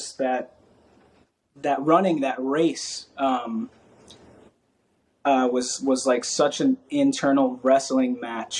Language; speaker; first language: English; native; English